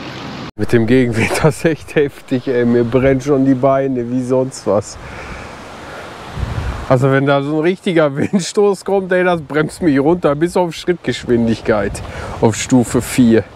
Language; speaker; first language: German; native; German